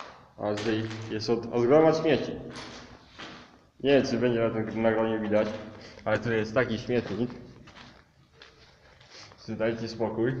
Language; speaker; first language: Polish; native; Polish